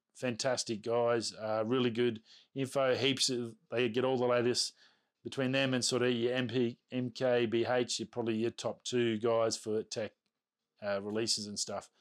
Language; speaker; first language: English; native; English